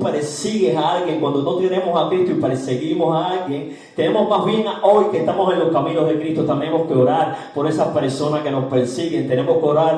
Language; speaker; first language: Spanish; native; Spanish